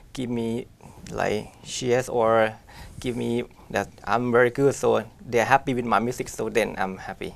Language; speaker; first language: English; non-native, fluent; Thai